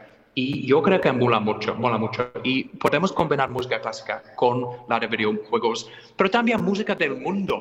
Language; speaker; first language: Spanish; non-native, fluent; English